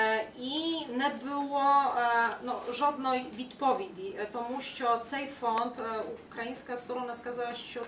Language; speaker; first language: Ukrainian; non-native, fluent; Polish